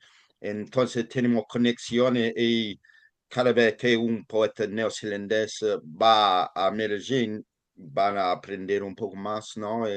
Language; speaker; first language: Spanish; non-native, fluent; English